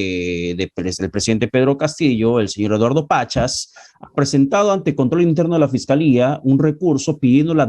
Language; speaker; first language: Spanish; native; Spanish